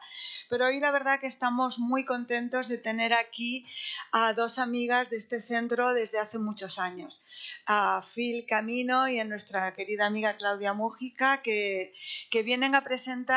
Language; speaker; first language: Spanish; native; Spanish